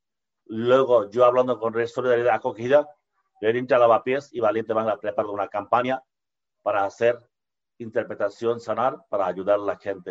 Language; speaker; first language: Spanish; non-native, learner; Bangla